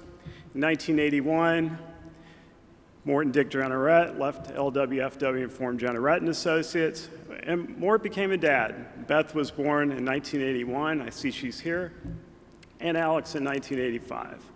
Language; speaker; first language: English; native; English